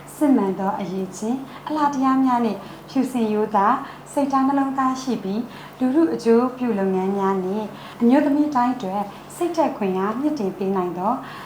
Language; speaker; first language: Burmese; non-native, local second language; Shan